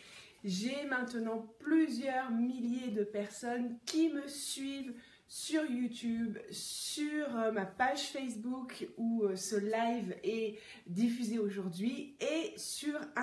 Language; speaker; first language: French; native; French